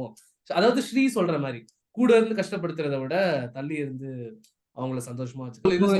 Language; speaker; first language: Tamil; native; Tamil